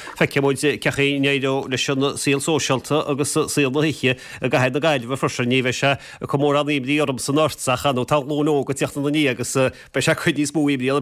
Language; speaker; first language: Irish; native; Irish